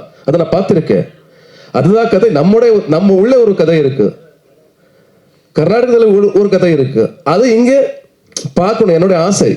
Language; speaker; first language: Tamil; non-native, learner; Kannada